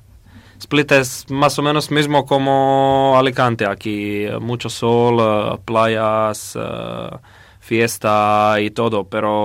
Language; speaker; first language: Spanish; non-native, learner; Croatian